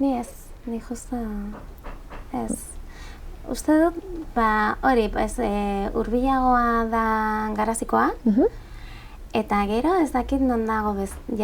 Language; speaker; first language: Basque; non-native, local second language; Spanish